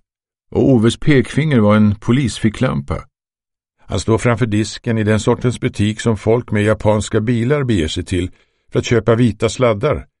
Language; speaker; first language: Swedish; native; Swedish